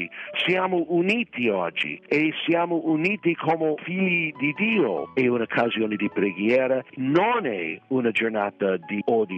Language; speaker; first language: Italian; non-native, fluent; English